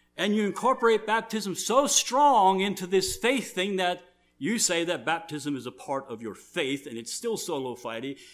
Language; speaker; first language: English; early bilingual, other home language; German